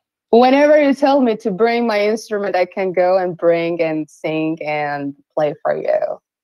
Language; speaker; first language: English; non-native, fluent; Persian